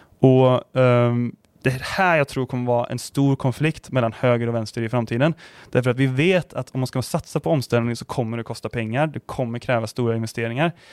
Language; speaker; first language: Swedish; native; Swedish